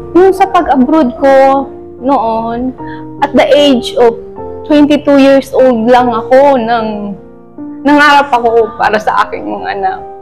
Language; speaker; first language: Filipino; non-native, local second language; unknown